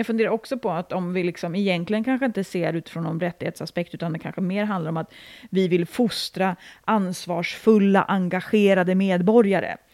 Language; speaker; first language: Swedish; native; Swedish